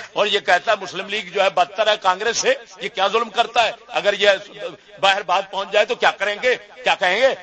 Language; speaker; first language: Urdu; non-native, local second language; Punjabi